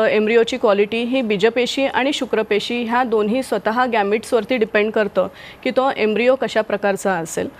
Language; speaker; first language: Marathi; native; Marathi